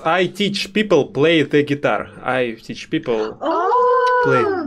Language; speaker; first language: English; non-native, learner; Russian